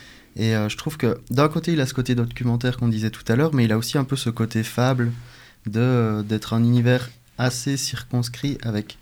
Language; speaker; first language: French; native; French